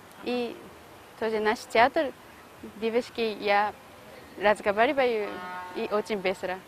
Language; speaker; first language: Russian; non-native, learner; Japanese